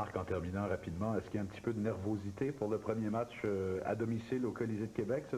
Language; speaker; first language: French; native; French